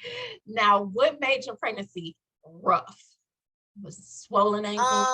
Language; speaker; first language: English; native; English